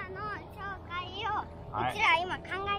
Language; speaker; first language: Japanese; native; Japanese